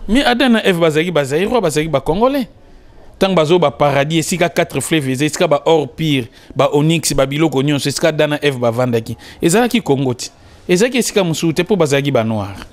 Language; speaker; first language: Lingala; non-native, local second language; Kongo